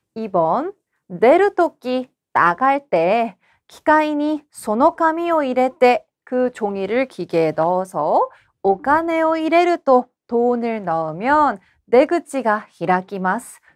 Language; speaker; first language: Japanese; non-native, fluent; Korean